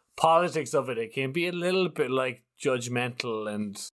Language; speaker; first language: English; native; English